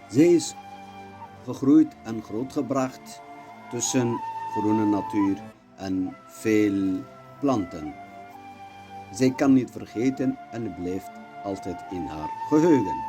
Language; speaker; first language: Dutch; non-native, learner; Kurdish